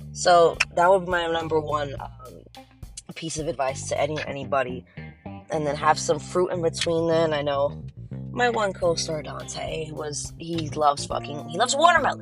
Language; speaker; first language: English; native; English